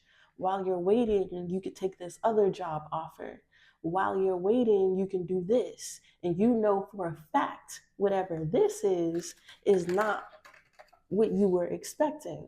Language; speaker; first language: English; native; English